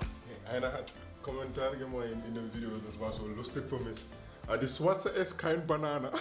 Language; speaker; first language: German; non-native, learner; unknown